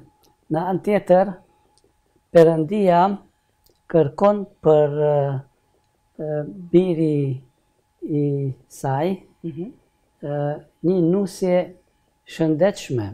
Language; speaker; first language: Albanian; non-native, learner; Hungarian